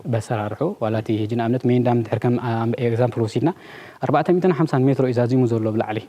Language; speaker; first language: Tigrinya; native; Tigrinya